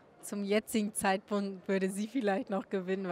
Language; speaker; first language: German; native; German